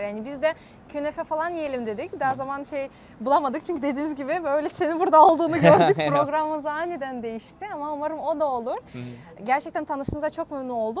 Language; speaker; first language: Turkish; non-native, fluent; Russian